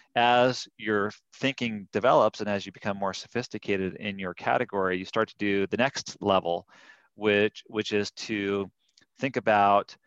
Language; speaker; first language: English; native; English